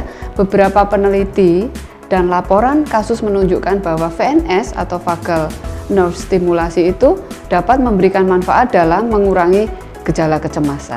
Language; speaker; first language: Indonesian; native; Indonesian